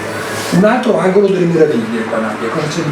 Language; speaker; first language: Italian; native; Italian